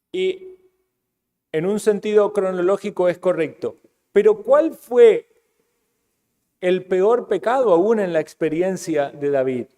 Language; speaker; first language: Spanish; native; Spanish